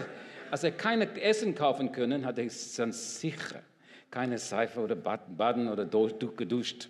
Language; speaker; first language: German; non-native, learner; English